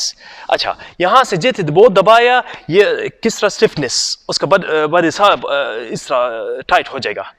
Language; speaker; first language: Hindi; non-native, learner; Arabic